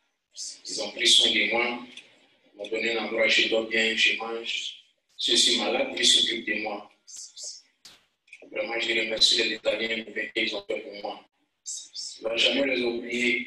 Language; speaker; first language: French; non-native, learner; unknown